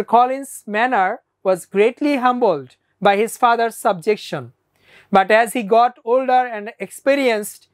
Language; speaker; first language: English; non-native, local second language; Bangla